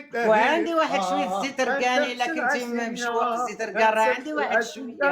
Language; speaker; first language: Arabic; native; Arabic